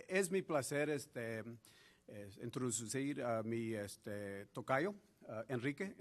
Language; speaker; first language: Spanish; early bilingual, heritage; Spanish